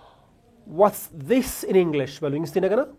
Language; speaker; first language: English; non-native, fluent; Amharic